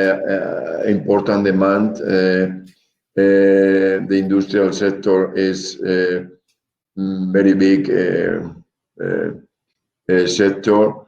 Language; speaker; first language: English; non-native, learner; Spanish